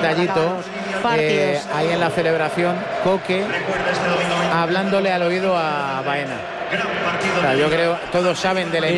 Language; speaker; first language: Spanish; native; Spanish